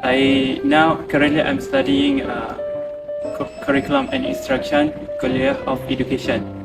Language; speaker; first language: English; non-native, fluent; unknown